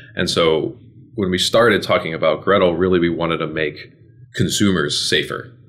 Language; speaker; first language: English; native; English